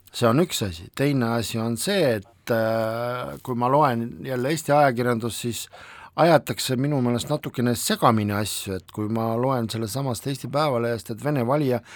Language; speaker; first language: Estonian; non-native, local second language; Russian